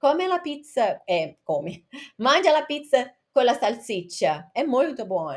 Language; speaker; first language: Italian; non-native, fluent; Portuguese